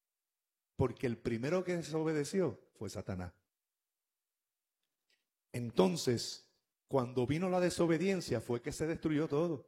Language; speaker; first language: Spanish; native; Spanish